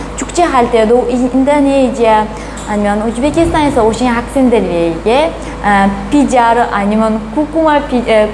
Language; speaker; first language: Korean; non-native, fluent; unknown